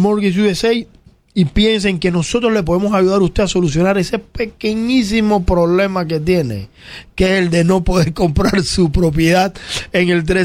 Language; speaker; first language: Spanish; native; Spanish